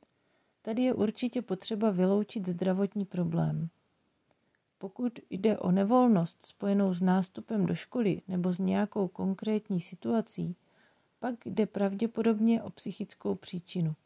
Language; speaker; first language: Czech; native; Czech